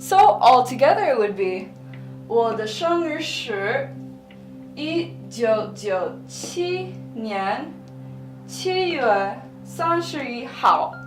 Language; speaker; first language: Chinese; non-native, learner; English